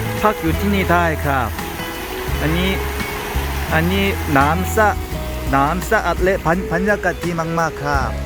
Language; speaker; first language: Thai; non-native, learner; Korean